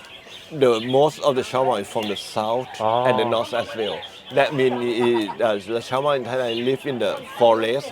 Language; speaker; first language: English; non-native, learner; Thai